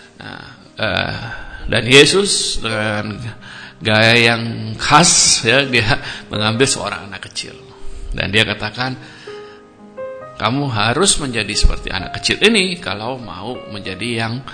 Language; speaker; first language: Indonesian; native; Indonesian